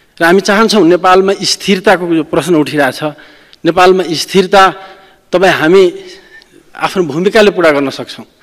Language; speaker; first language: Nepali; non-native, local second language; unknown